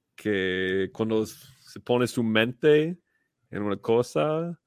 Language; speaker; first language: Spanish; non-native, fluent; English